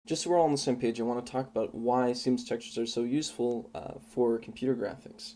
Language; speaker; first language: English; native; English